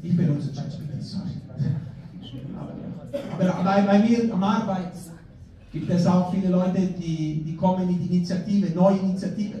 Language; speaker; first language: German; non-native, fluent; Spanish